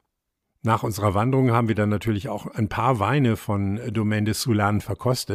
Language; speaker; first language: German; native; German